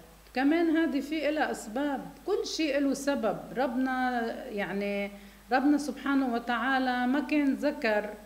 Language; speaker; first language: Arabic; native; Arabic